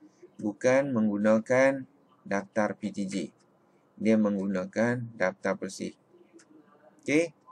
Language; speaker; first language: Malay; native; Malay